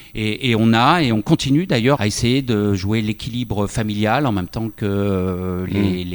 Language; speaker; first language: French; native; French